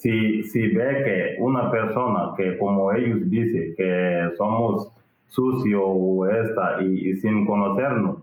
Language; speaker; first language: Spanish; non-native, learner; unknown